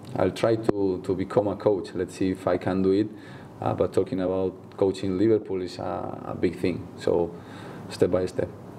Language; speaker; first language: English; non-native, fluent; Spanish